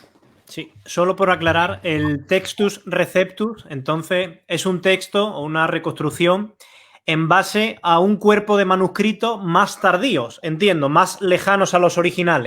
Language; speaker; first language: Spanish; native; Spanish